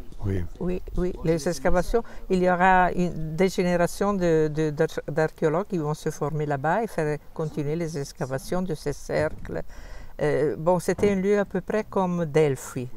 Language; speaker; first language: French; non-native, fluent; Italian